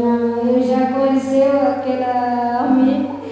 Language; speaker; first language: Portuguese; non-native, local second language; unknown